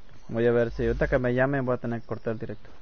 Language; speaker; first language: Spanish; native; Spanish